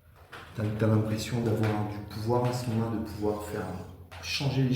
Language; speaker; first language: French; native; French